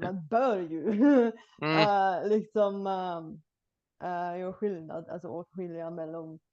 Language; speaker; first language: Swedish; non-native, fluent; Bulgarian